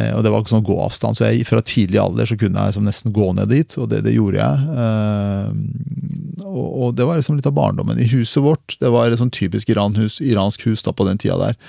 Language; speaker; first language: Norwegian; early bilingual, other home language; Persian